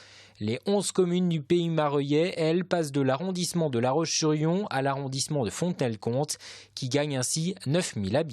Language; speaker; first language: French; native; French